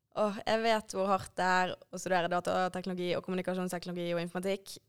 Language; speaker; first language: Norwegian; native; Norwegian